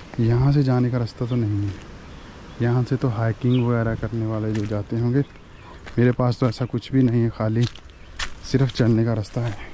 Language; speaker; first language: Hindi; native; Hindi